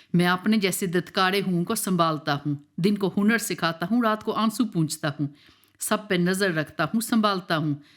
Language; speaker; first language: Urdu; non-native, local second language; Punjabi